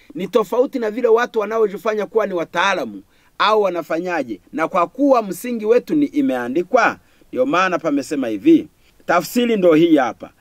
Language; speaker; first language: Swahili; non-native, local second language; Kinyarwanda